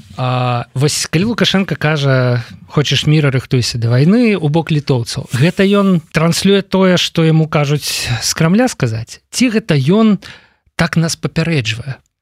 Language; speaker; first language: Belarusian; non-native, local second language; Russian